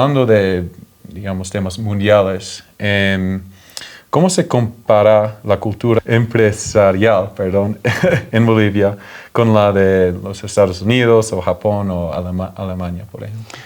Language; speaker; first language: Spanish; non-native, fluent; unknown